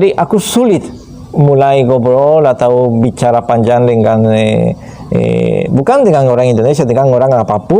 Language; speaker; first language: Indonesian; non-native, fluent; Spanish